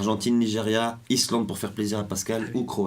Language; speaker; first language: French; native; French